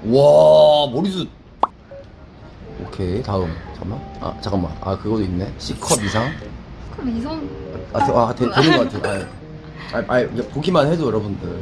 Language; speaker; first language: Korean; native; Korean